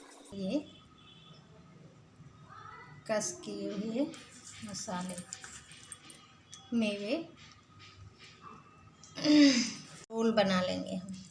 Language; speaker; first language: Hindi; native; Hindi